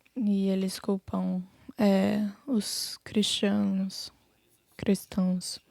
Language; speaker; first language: Portuguese; non-native, fluent; English